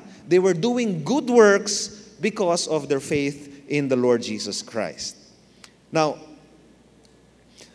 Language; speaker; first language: English; non-native, local second language; Filipino